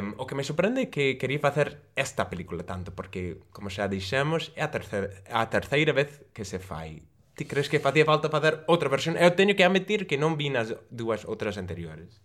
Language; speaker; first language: Galician; non-native, local second language; Spanish